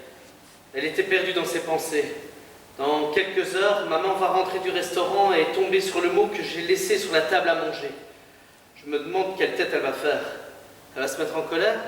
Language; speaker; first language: French; native; French